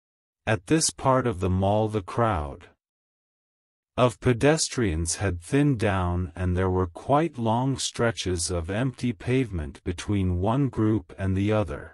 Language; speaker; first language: English; non-native, local second language; Urdu